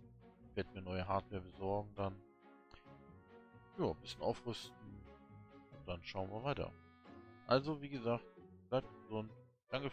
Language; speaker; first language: German; native; German